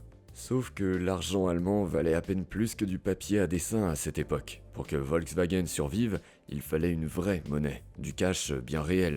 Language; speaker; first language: French; native; French